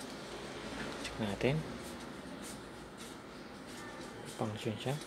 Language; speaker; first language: Filipino; native; Filipino